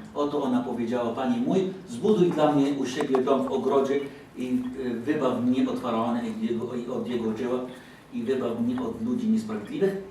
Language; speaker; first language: Polish; non-native, fluent; Arabic